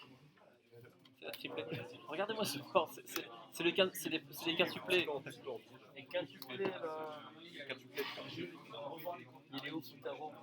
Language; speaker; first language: French; native; French